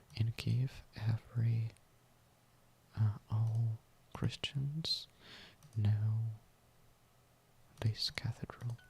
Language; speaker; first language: English; non-native, fluent; Russian